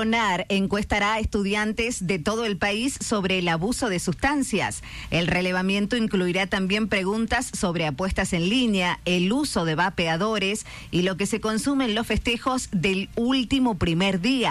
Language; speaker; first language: Spanish; native; Spanish